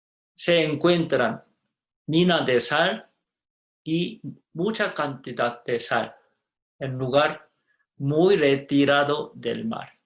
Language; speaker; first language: Spanish; non-native, fluent; Korean